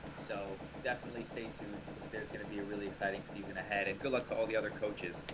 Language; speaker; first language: English; native; English